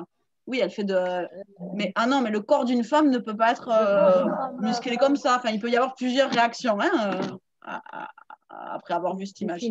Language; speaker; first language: French; native; French